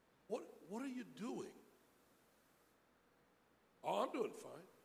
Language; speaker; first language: English; native; English